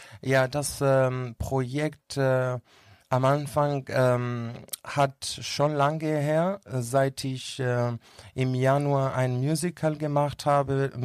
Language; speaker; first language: German; non-native, learner; Greek